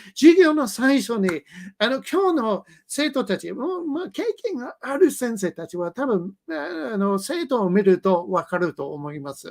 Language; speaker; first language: Japanese; non-native, learner; English